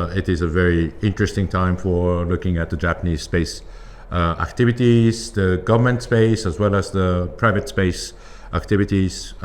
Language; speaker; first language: English; non-native, fluent; Japanese